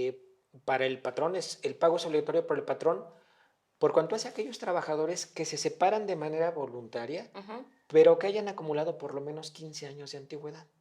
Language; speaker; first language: Spanish; native; Spanish